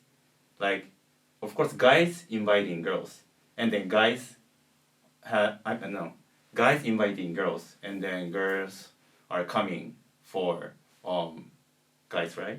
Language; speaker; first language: English; non-native, learner; Japanese